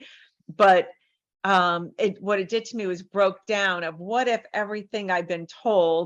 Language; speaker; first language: English; native; English